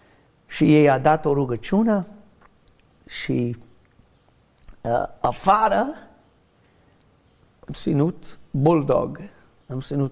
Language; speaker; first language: Romanian; non-native, learner; English